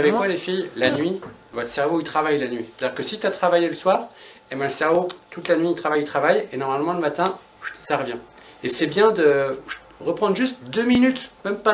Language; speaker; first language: French; native; French